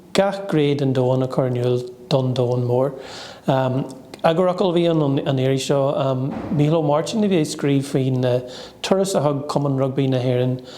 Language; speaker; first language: Irish; native; Irish